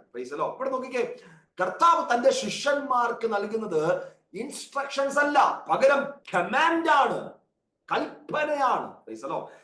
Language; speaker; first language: Malayalam; early bilingual, heritage; Malayalam